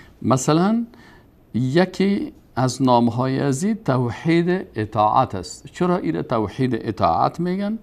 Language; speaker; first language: Persian; native; Persian